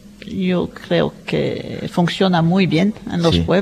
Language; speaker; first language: Spanish; non-native, fluent; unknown